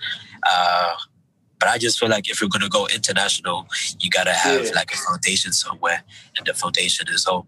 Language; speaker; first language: English; non-native, local second language; Shona